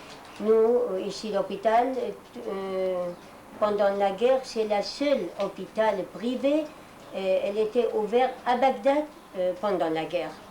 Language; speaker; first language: French; non-native, fluent; Arabic